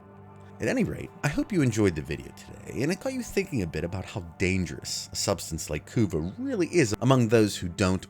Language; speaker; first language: English; native; English